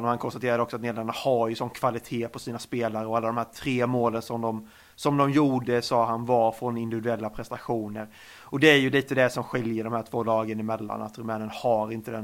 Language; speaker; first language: Swedish; native; Swedish